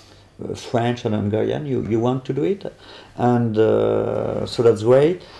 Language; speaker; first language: English; non-native, learner; French